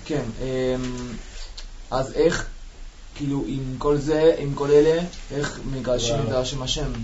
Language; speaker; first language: Hebrew; non-native, learner; Spanish